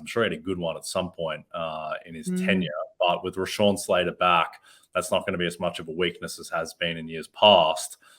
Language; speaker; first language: English; native; English